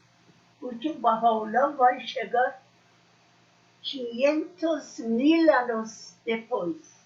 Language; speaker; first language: Portuguese; non-native, learner; Persian